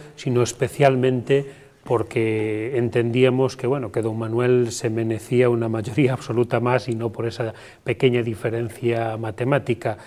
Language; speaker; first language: Spanish; non-native, local second language; Galician